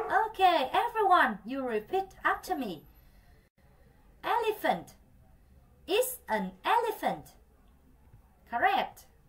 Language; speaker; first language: English; non-native, fluent; Vietnamese